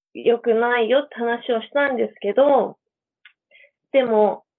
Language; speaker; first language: Japanese; native; Japanese